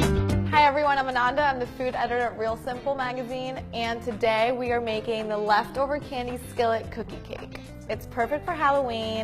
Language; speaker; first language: English; native; English